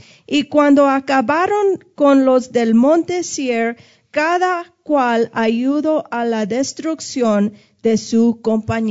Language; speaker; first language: Spanish; non-native, fluent; English